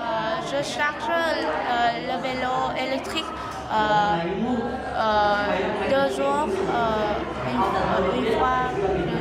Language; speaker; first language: French; non-native, learner; Vietnamese